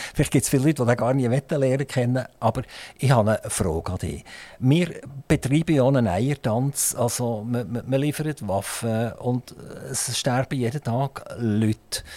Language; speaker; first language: German; native; German